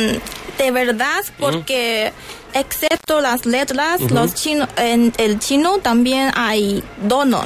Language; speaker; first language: Spanish; non-native, learner; Chinese